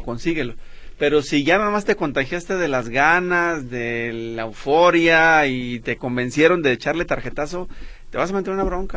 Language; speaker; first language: Spanish; native; Spanish